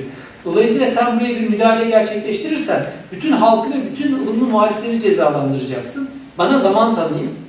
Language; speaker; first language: Turkish; native; Turkish